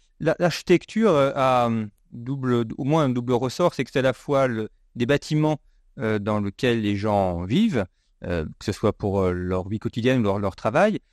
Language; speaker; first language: French; native; French